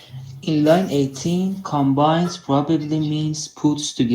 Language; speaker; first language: English; non-native, learner; Persian